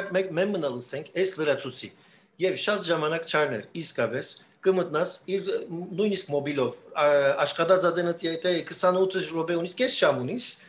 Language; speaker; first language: Armenian; early bilingual, heritage; Armenian